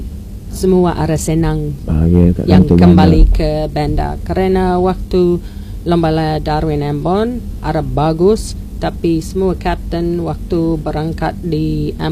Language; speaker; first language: Indonesian; non-native, learner; English